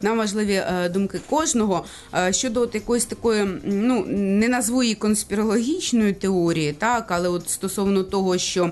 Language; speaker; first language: Ukrainian; native; Ukrainian